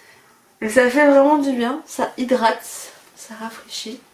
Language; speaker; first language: French; native; French